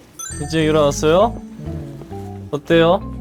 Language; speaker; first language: Korean; native; Korean